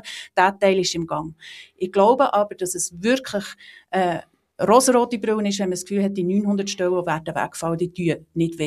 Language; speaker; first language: German; native; German